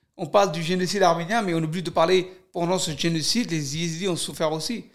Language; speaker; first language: French; early bilingual, other home language; Kurdish